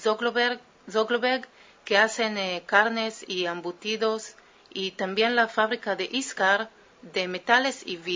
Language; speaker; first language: Spanish; early bilingual, heritage; Spanish